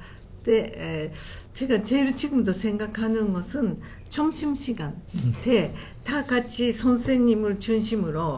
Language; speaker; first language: Korean; non-native, fluent; Japanese